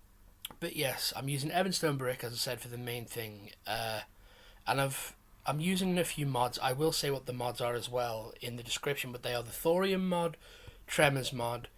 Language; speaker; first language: English; native; English